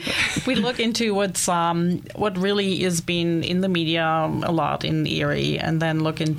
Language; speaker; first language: English; non-native, fluent; German